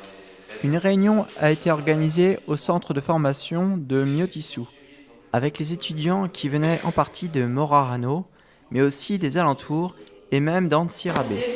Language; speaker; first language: French; native; French